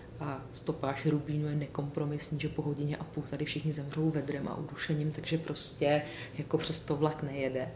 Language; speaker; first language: Czech; native; Czech